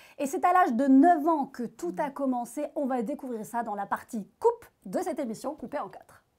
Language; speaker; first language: French; native; French